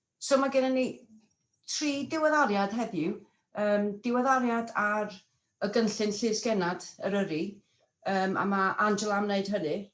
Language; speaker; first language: Welsh; non-native, local second language; English